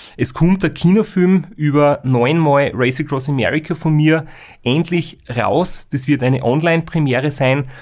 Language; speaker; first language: German; native; German